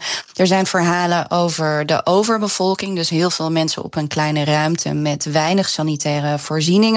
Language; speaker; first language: Dutch; native; Dutch